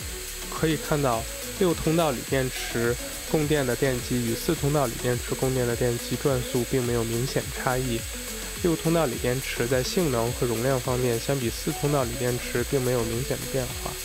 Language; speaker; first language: Chinese; native; Chinese